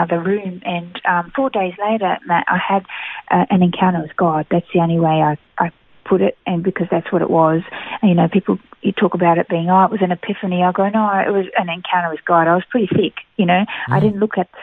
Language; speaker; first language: English; native; English